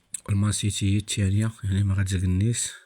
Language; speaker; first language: Arabic; native; Arabic